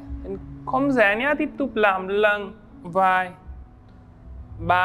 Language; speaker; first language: Vietnamese; non-native, learner; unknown